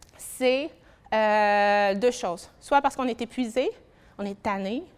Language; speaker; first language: French; native; French